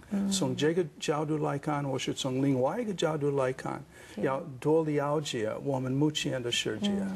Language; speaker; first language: Chinese; non-native, fluent; English